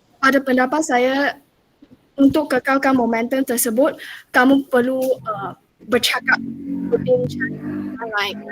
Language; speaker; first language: Malay; non-native, local second language; Chinese